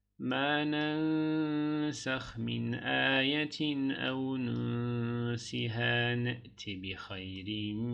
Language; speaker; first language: Arabic; non-native, fluent; Turkish